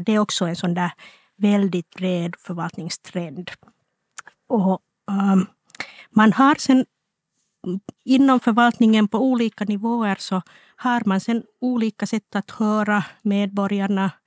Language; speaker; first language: Swedish; non-native, local second language; Finnish